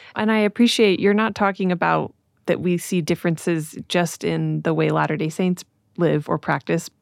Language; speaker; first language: English; native; English